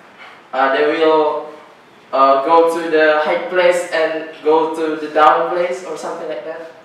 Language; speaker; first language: English; non-native, learner; Indonesian